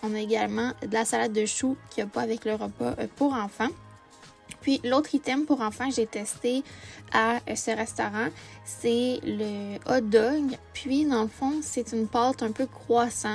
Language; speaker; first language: French; native; French